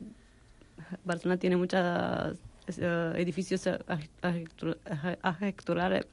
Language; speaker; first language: Spanish; non-native, fluent; Romanian